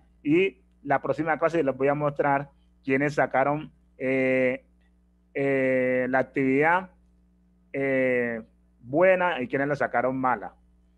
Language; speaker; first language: Spanish; native; Spanish